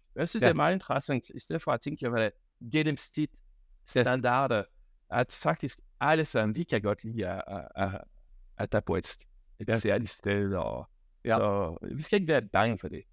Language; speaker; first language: Danish; non-native, fluent; French